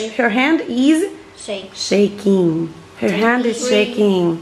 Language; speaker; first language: English; non-native, fluent; Russian